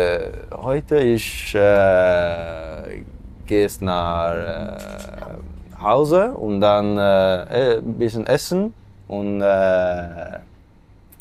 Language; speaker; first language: German; non-native, learner; Norwegian